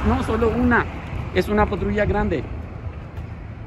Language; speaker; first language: Spanish; non-native, learner; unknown